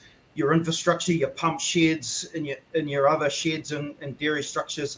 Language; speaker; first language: English; native; English